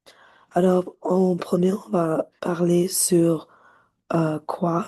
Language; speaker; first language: French; non-native, learner; English